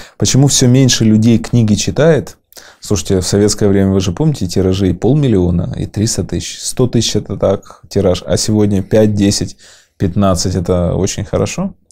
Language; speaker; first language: Russian; native; Russian